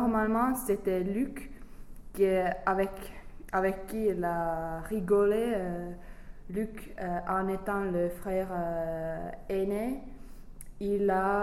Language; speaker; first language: French; non-native, fluent; English